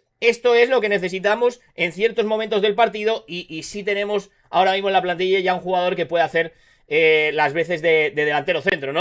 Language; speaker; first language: Spanish; native; Spanish